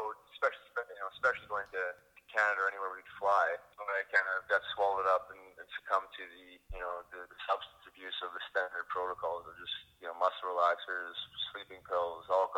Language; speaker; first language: English; native; English